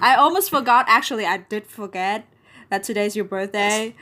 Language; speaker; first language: English; non-native, fluent; Vietnamese